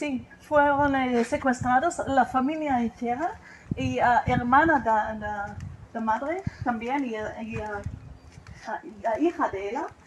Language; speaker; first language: Spanish; non-native, learner; Hebrew